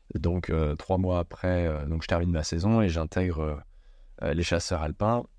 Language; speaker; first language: French; native; French